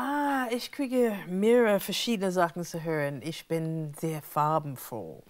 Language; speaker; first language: German; non-native, fluent; English